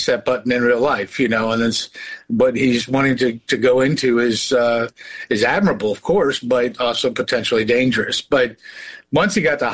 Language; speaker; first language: English; native; English